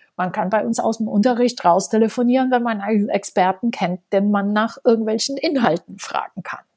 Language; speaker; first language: German; non-native, fluent; Romanian